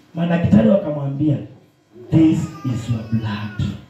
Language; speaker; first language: English; non-native, local second language; Swahili